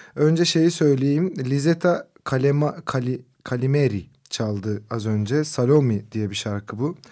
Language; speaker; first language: Turkish; non-native, local second language; Kurdish